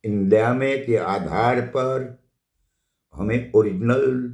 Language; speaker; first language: Hindi; non-native, local second language; Gujarati